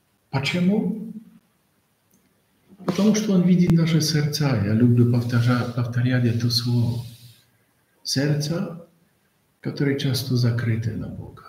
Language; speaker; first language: Russian; non-native, fluent; Polish